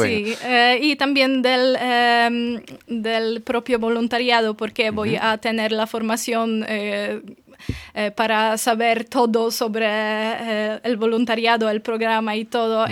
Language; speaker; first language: Spanish; non-native, fluent; Polish